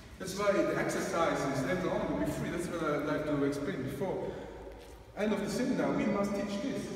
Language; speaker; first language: English; non-native, learner; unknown